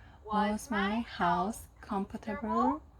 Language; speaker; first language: English; non-native, learner; Korean